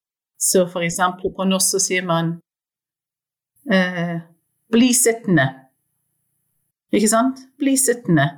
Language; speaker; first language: Norwegian; non-native, fluent; English